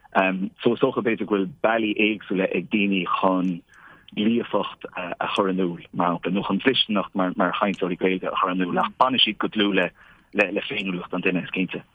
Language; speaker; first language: Irish; native; Irish